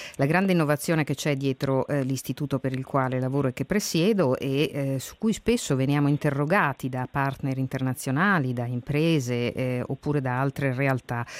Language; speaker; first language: Italian; native; Italian